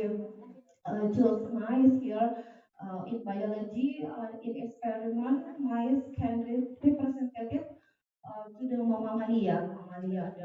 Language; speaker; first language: English; non-native, learner; Indonesian